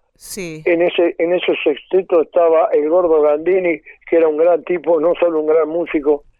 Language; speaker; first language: Spanish; native; Spanish